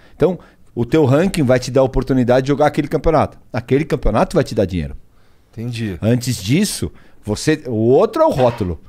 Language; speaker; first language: Portuguese; early bilingual, other home language; Spanish